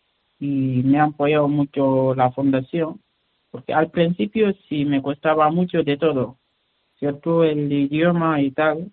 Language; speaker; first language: Spanish; non-native, learner; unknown